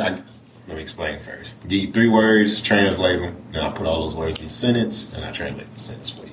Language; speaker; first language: English; native; English